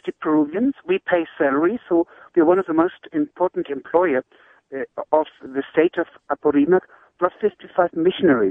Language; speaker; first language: English; non-native, fluent; German